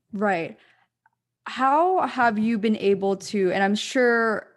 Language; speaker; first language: English; native; English